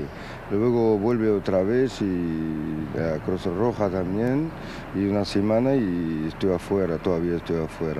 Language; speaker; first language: Spanish; non-native, learner; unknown